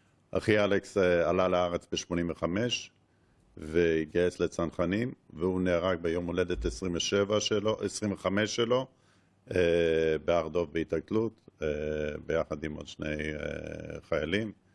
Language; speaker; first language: Hebrew; non-native, fluent; English